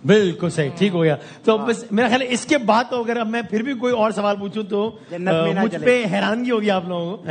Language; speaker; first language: Urdu; native; Urdu